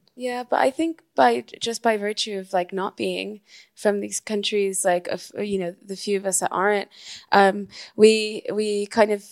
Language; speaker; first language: English; non-native, fluent; Spanish